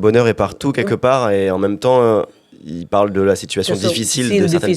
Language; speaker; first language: French; native; French